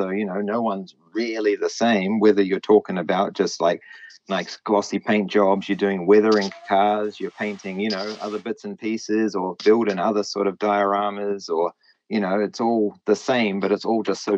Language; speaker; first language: English; native; English